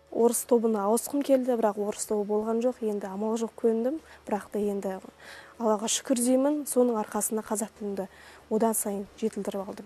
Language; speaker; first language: Kazakh; non-native, local second language; Russian